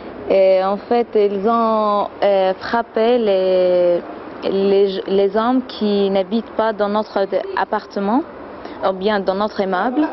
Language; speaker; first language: French; non-native, fluent; Arabic